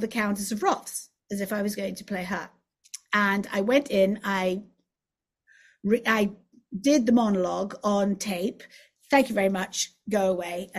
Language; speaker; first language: English; native; English